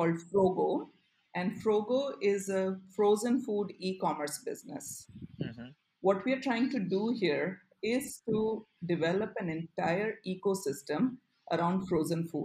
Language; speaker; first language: English; non-native, local second language; Gujarati